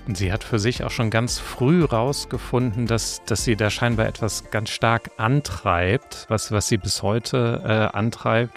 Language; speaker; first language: German; native; German